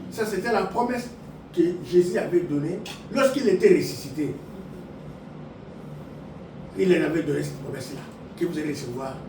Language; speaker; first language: French; non-native, local second language; Lingala